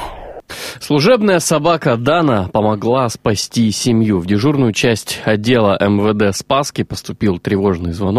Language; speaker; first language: Russian; native; Russian